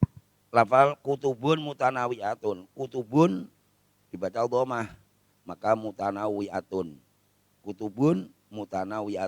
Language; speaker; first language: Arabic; non-native, fluent; Indonesian